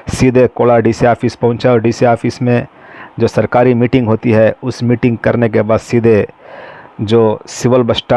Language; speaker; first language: Urdu; native; Urdu